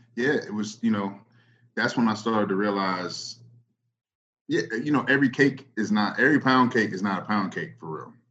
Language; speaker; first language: English; native; English